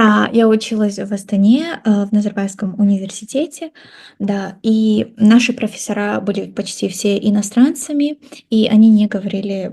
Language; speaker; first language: Russian; non-native, local second language; Kazakh